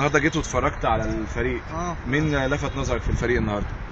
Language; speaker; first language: Arabic; native; Arabic